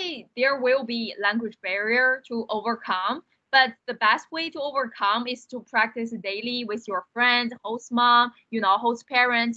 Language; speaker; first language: English; non-native, fluent; Chinese